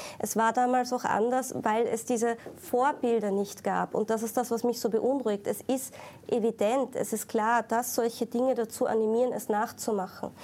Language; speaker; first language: German; native; German